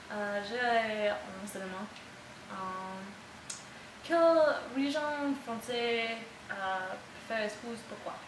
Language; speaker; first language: French; non-native, learner; English